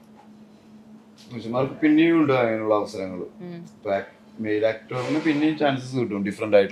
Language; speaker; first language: Malayalam; native; Malayalam